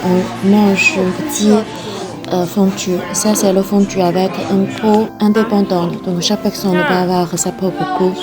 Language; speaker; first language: French; non-native, fluent; Chinese